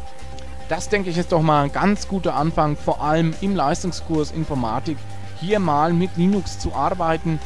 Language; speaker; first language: German; native; German